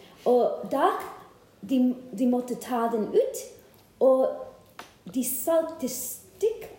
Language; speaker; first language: Norwegian; non-native, fluent; English